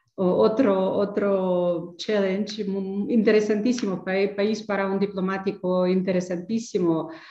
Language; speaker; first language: Spanish; non-native, fluent; Ukrainian